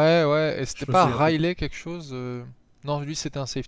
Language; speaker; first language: French; native; French